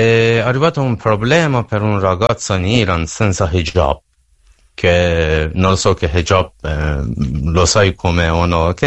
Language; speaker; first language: Italian; non-native, learner; Persian